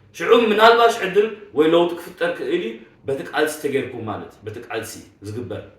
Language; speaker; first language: Tigrinya; early bilingual, heritage; Tigrinya